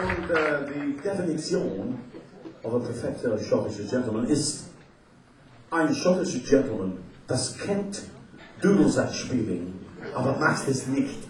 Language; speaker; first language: German; non-native, learner; English